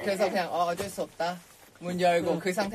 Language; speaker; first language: Korean; non-native, fluent; Thai